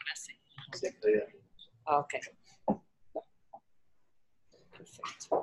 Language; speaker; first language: Spanish; native; Spanish